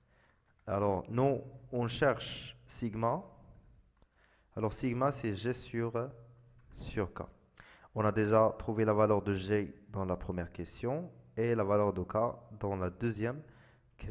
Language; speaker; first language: French; non-native, local second language; Arabic